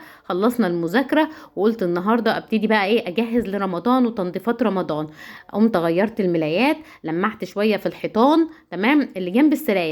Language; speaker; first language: Arabic; native; Arabic